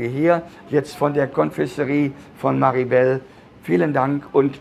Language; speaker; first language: German; native; German